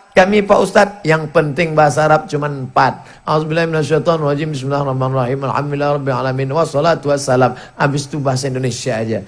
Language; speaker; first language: Indonesian; native; Indonesian